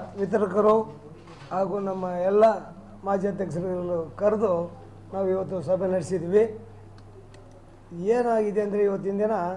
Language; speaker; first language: Kannada; native; Kannada